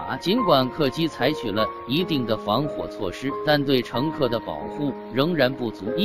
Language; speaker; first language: Chinese; native; Chinese